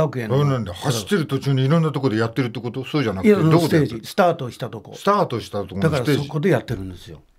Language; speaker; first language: Japanese; native; Japanese